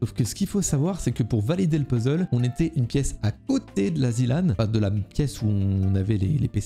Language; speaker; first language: French; native; French